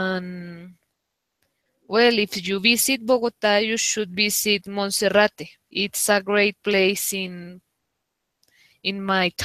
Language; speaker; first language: English; non-native, learner; Spanish